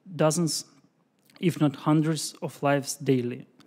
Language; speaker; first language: English; non-native, fluent; Ukrainian